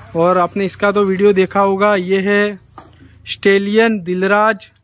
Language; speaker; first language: Hindi; non-native, local second language; Gujarati